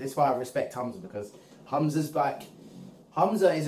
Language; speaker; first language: English; native; English